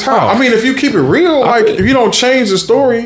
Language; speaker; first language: English; native; English